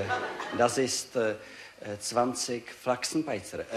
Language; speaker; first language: German; non-native, learner; Czech